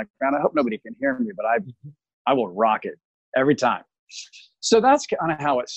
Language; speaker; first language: English; native; English